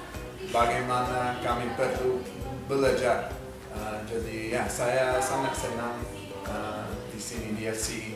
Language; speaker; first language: Indonesian; non-native, learner; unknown